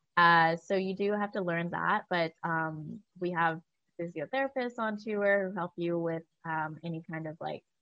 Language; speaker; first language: English; native; English